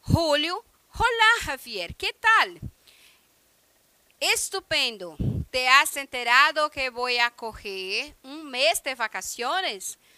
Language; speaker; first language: Spanish; non-native, fluent; Portuguese